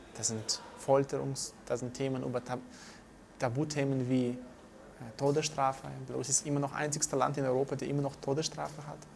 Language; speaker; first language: German; non-native, fluent; Russian